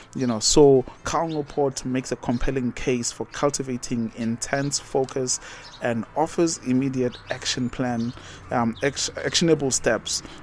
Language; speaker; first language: English; non-native, local second language; Zulu